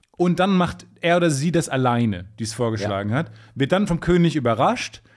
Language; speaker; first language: German; native; German